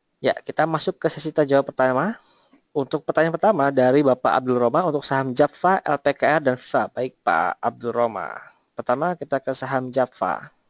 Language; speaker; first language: Indonesian; native; Indonesian